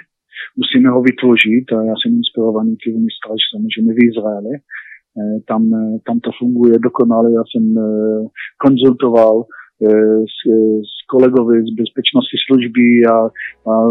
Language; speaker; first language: Czech; non-native, learner; Hebrew